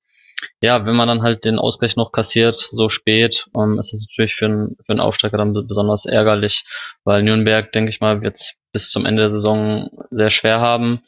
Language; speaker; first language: German; native; German